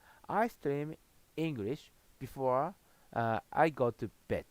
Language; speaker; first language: English; non-native, learner; Japanese